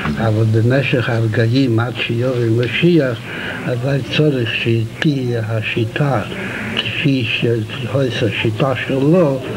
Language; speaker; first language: Hebrew; non-native, fluent; Yiddish